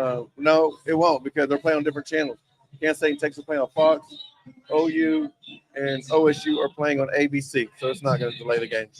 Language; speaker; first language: English; native; English